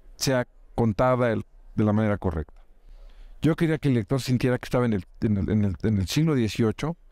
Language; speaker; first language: Spanish; native; Spanish